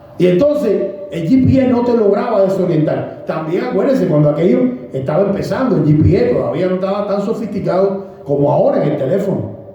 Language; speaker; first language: Spanish; native; Spanish